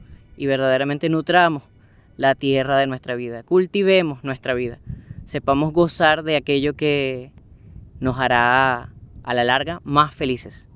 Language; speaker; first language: Spanish; native; Spanish